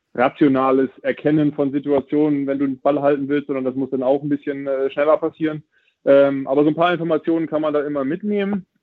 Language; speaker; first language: German; native; German